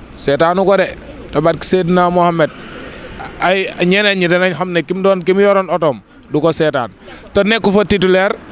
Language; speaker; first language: Wolof; native; Wolof